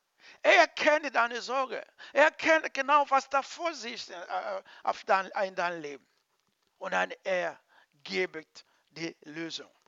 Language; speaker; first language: German; non-native, learner; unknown